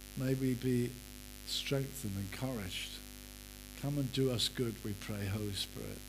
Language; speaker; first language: English; native; English